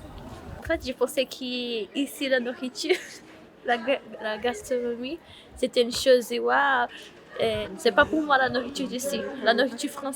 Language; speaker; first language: French; non-native, learner; Portuguese